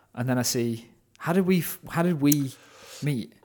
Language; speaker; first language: English; native; English